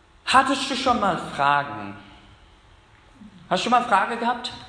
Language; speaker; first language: German; non-native, fluent; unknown